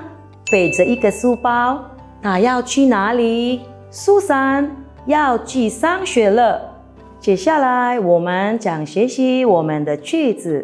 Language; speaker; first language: Chinese; non-native, fluent; Filipino